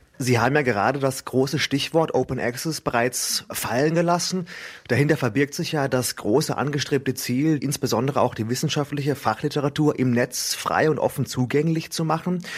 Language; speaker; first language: German; native; German